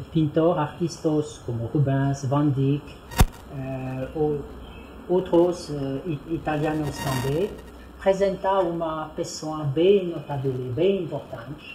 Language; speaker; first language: Portuguese; non-native, fluent; French